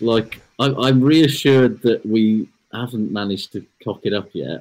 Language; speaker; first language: English; native; English